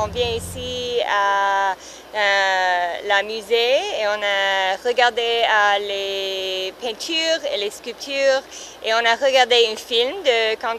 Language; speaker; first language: French; non-native, learner; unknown